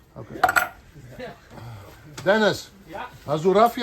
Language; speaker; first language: German; non-native, learner; Dutch